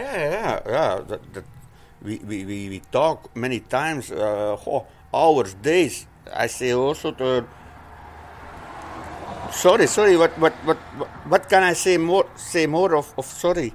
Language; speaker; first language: English; non-native, learner; Dutch